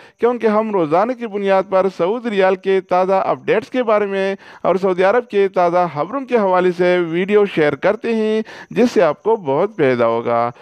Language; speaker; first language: Urdu; non-native, local second language; Pashto